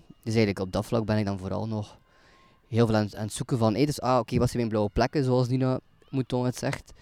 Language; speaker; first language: Dutch; native; Dutch